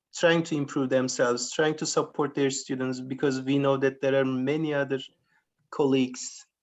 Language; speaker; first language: English; non-native, fluent; Turkish